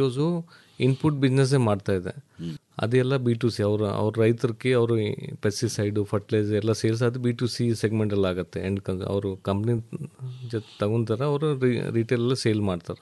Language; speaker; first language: Kannada; non-native, learner; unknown